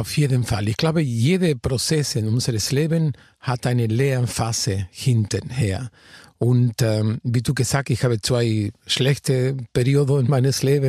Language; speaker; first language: German; non-native, fluent; Spanish